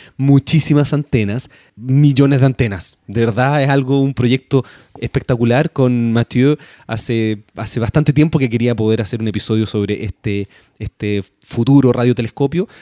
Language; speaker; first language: Spanish; native; Spanish